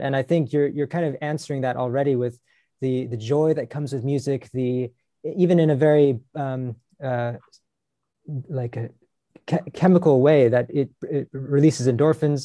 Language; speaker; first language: English; native; English